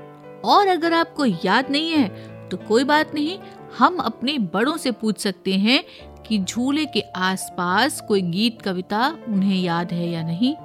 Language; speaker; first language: Hindi; native; Hindi